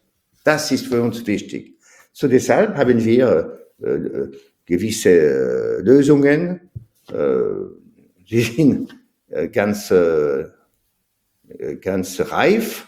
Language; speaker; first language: German; non-native, fluent; French